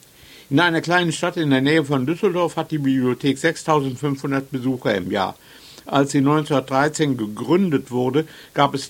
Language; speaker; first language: German; native; German